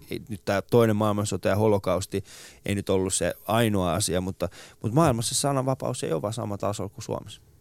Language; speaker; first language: Finnish; early bilingual, other home language; Persian